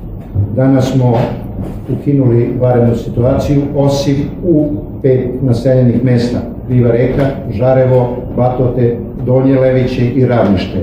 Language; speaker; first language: Serbian; native; Serbian